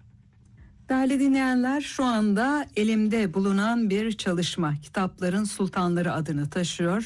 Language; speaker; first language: Turkish; native; Turkish